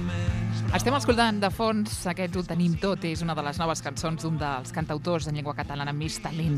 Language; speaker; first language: Catalan; native; Catalan